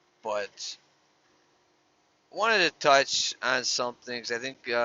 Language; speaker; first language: English; native; English